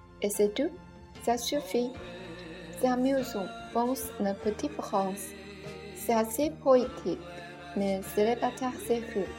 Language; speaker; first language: French; non-native, learner; Chinese